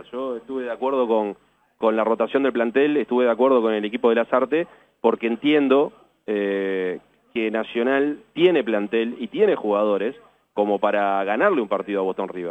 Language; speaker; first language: Spanish; native; Spanish